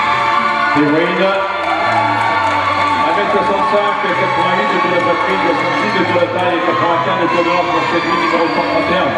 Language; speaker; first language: French; native; French